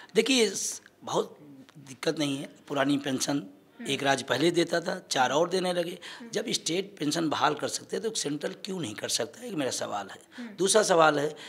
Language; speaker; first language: Hindi; native; Hindi